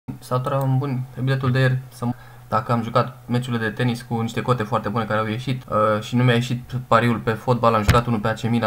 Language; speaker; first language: Romanian; native; Romanian